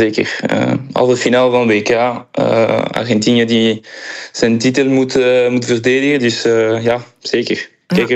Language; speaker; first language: Dutch; early bilingual, heritage; Spanish